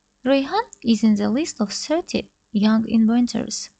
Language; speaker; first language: English; non-native, fluent; Azerbaijani